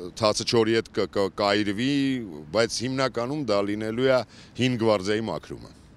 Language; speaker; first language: Armenian; native; Armenian